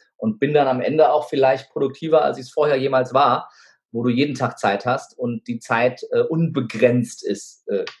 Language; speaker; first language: German; native; German